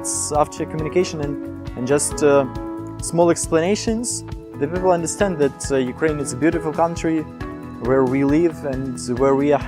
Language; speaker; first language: English; non-native, fluent; Ukrainian